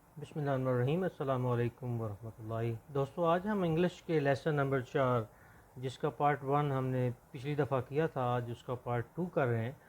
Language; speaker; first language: Urdu; non-native, local second language; Punjabi